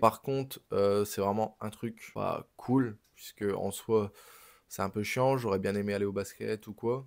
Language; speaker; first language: French; native; French